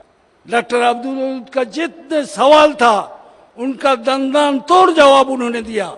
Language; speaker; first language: Urdu; non-native, fluent; Bangla